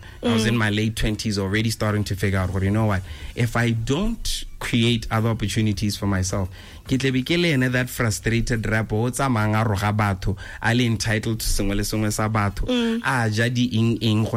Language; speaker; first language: English; non-native, local second language; Tswana